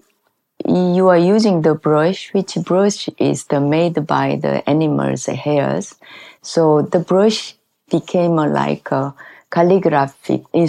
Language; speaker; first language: English; non-native, learner; Korean